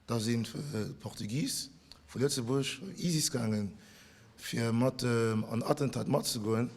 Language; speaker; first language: German; non-native, local second language; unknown